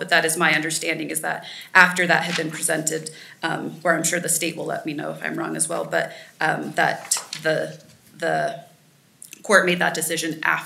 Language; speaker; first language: English; native; English